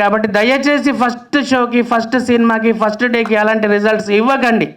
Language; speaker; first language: Telugu; native; Telugu